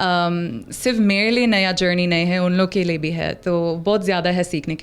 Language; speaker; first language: Hindi; non-native, local second language; English